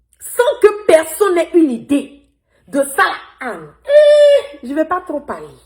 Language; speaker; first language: French; non-native, local second language; Bambara